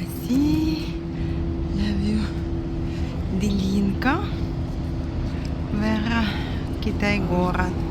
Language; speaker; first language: French; non-native, fluent; Russian